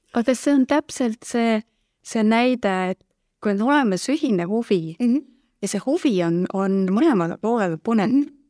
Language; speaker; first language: Estonian; non-native, local second language; Russian